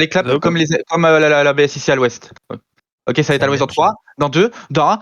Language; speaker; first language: French; native; French